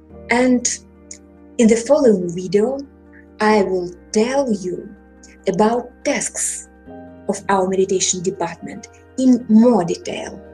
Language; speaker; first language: English; non-native, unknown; Russian